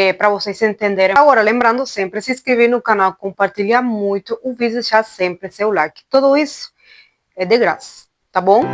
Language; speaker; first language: Portuguese; non-native, fluent; Spanish